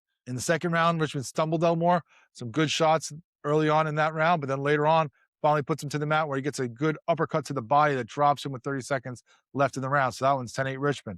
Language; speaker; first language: English; native; English